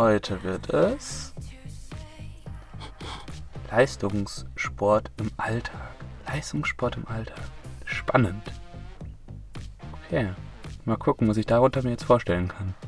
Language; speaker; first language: German; native; German